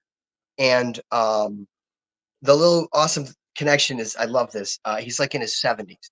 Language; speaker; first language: English; native; English